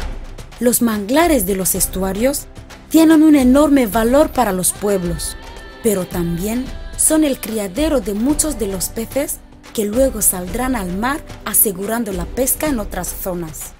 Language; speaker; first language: Spanish; native; Spanish